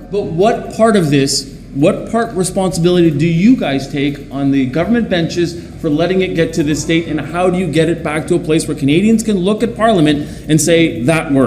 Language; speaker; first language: English; native; English